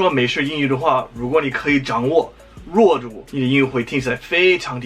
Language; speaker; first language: Chinese; non-native, fluent; English